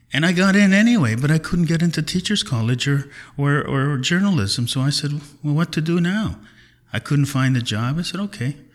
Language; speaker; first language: English; early bilingual, other home language; Italian